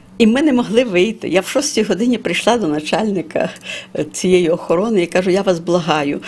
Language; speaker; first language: Ukrainian; native; Ukrainian